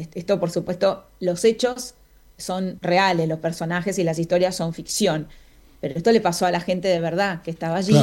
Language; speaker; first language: Spanish; native; Spanish